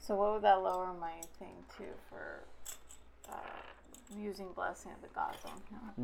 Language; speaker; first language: English; native; English